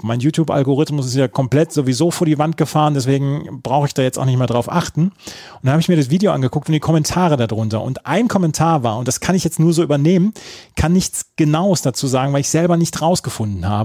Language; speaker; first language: German; native; German